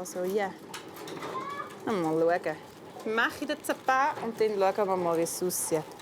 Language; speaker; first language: German; native; German